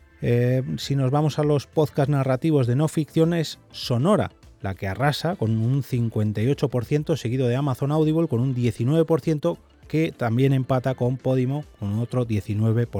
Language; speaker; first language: Spanish; native; Spanish